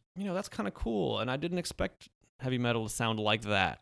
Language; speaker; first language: English; early bilingual, other home language; Polish